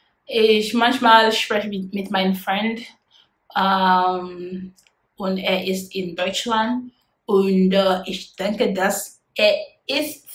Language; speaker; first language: German; non-native, learner; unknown